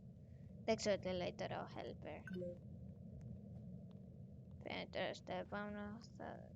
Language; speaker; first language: Greek; early bilingual, heritage; Greek